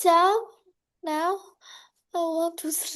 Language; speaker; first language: English; non-native, learner; Vietnamese